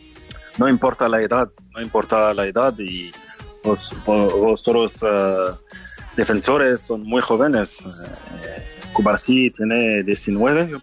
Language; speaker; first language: Spanish; non-native, fluent; French